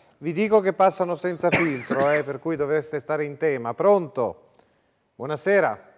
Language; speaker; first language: Italian; native; Italian